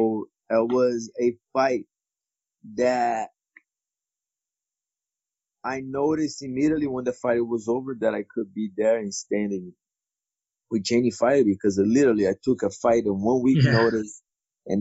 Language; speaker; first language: English; non-native, fluent; Portuguese